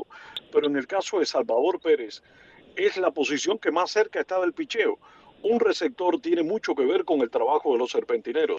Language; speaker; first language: Spanish; native; Spanish